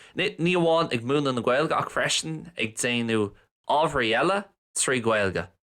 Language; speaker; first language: Irish; non-native, local second language; English